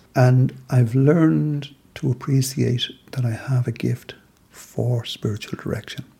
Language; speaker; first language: English; native; English